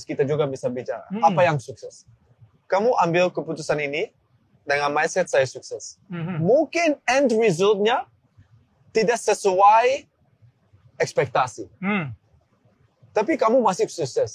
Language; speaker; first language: Indonesian; non-native, learner; Dutch